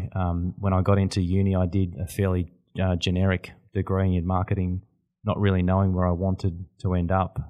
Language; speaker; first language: English; native; English